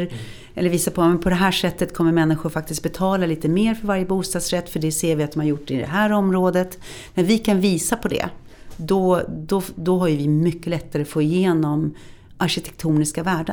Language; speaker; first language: Swedish; native; Swedish